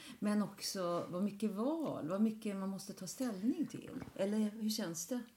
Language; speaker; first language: Swedish; native; Swedish